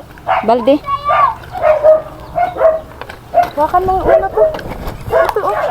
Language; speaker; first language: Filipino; non-native, local second language; Cebuano